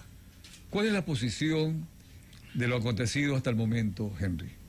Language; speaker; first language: Spanish; native; Spanish